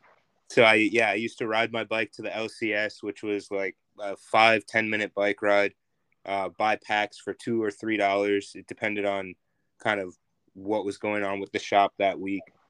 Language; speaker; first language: English; native; English